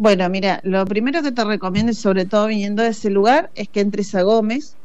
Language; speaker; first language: Spanish; native; Spanish